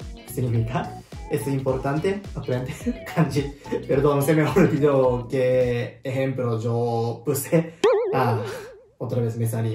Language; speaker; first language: Spanish; non-native, learner; Japanese